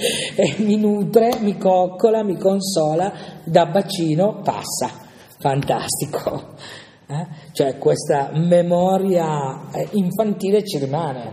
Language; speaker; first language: Italian; native; Italian